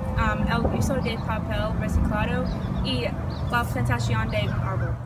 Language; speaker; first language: Spanish; non-native, learner; English